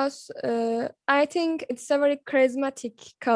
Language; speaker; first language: English; non-native, learner; Turkish